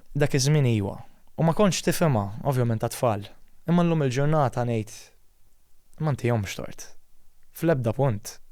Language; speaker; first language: Maltese; native; Maltese